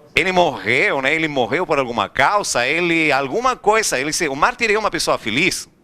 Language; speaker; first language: Portuguese; non-native, fluent; Spanish